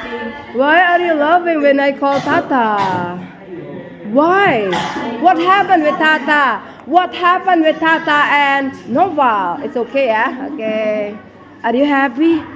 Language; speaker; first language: English; non-native, fluent; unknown